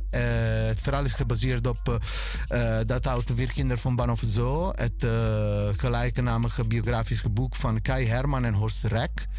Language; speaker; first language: Dutch; non-native, fluent; Italian